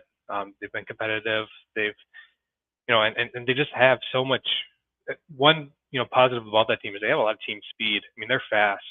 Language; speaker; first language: English; native; English